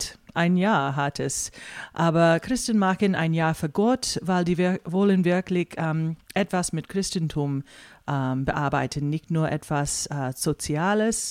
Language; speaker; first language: German; non-native, fluent; English